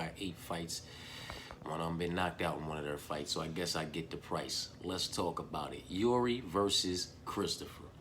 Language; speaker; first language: English; native; English